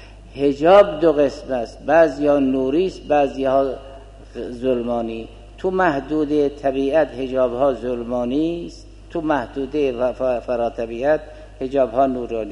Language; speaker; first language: Persian; native; Persian